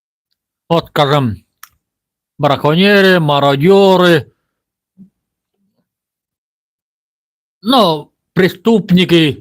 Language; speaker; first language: Russian; non-native, local second language; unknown